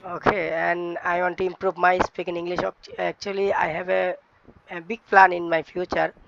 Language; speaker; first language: English; non-native, learner; Bangla